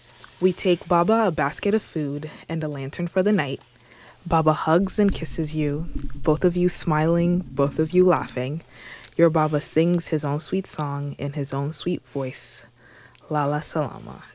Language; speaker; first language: English; non-native, local second language; Swahili